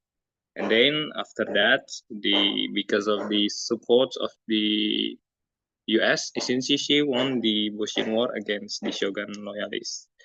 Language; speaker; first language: English; non-native, learner; Indonesian